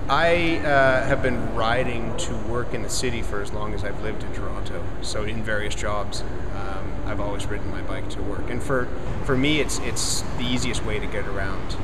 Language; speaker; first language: English; native; English